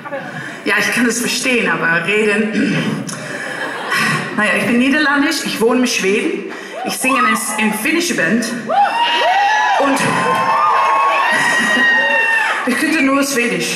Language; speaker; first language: German; non-native, learner; Dutch